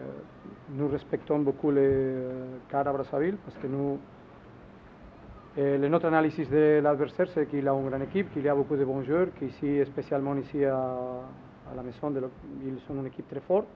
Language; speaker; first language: French; non-native, learner; Spanish